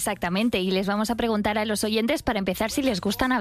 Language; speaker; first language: Spanish; native; Spanish